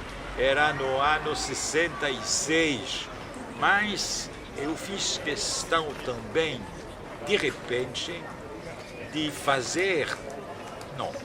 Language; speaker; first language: Portuguese; non-native, fluent; French